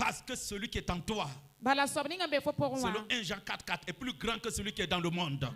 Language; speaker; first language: French; non-native, local second language; Mossi